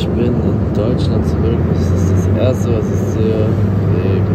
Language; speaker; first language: German; native; German